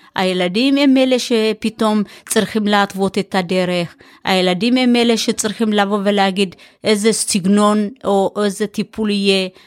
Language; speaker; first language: Hebrew; early bilingual, other home language; Amharic